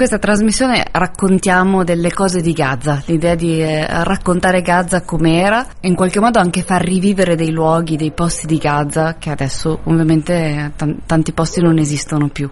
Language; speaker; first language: Italian; native; Italian